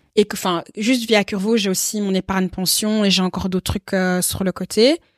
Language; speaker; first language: French; native; French